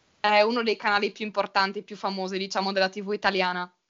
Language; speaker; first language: Italian; native; Italian